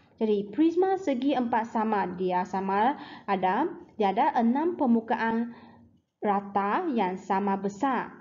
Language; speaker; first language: Malay; native; Malay